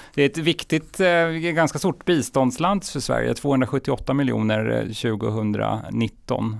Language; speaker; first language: Swedish; native; Swedish